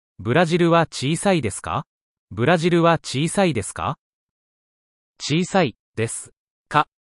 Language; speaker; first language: Japanese; non-native, learner; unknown